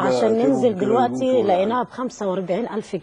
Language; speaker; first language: Arabic; native; Arabic